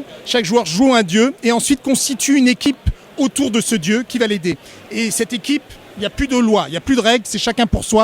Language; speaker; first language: French; native; French